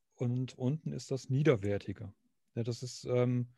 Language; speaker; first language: German; native; German